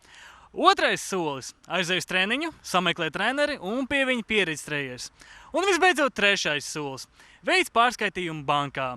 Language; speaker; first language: Latvian; native; Latvian